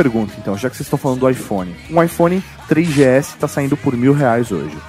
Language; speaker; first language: Portuguese; native; Portuguese